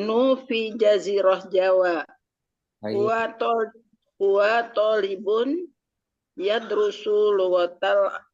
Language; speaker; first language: Arabic; non-native, learner; Indonesian